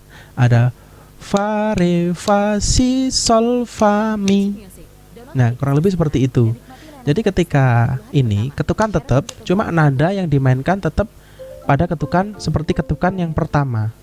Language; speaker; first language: Indonesian; native; Indonesian